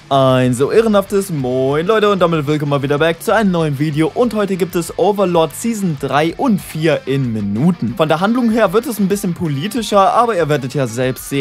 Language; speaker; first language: German; native; German